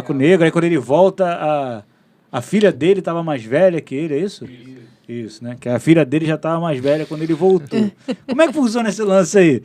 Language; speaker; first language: Portuguese; native; Portuguese